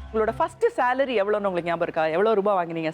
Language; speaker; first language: Tamil; native; Tamil